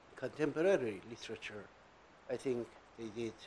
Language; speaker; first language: English; non-native, fluent; Persian